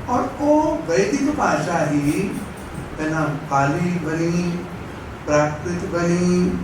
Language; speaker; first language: Hindi; non-native, local second language; Punjabi